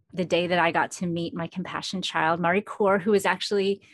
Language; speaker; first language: English; early bilingual, other home language; Filipino